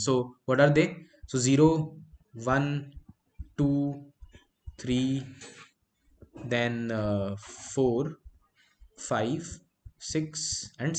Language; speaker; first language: English; non-native, local second language; Hindi